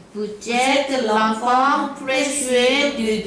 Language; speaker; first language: French; non-native, learner; Korean